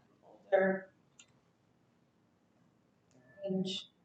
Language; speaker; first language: English; native; English